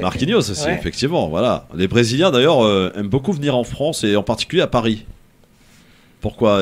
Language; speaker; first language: French; native; French